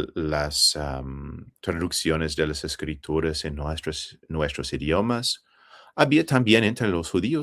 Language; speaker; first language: Spanish; non-native, fluent; English